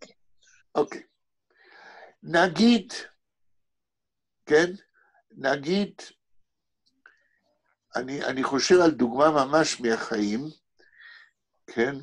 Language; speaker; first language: Hebrew; native; Hebrew